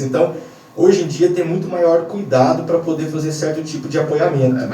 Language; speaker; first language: Portuguese; native; Portuguese